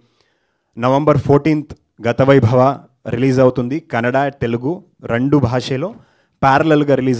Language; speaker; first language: Telugu; non-native, learner; Kannada